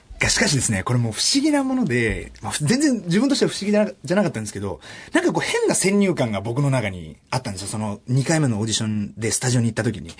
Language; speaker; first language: Japanese; early bilingual, other home language; German